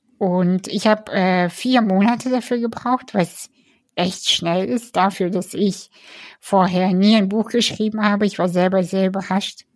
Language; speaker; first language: German; early bilingual, other home language; Russian